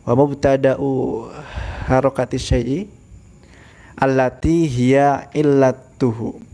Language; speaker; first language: Arabic; non-native, learner; Indonesian